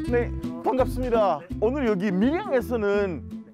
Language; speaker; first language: Korean; non-native, fluent; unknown